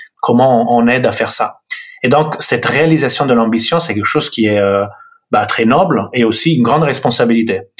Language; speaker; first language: French; non-native, fluent; Italian